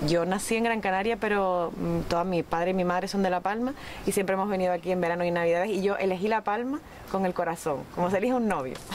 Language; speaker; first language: Spanish; native; Spanish